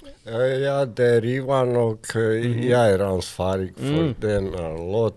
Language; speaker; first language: Swedish; non-native, fluent; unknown